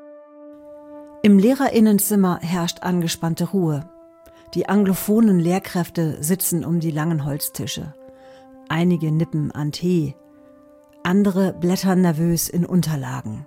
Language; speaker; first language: German; native; German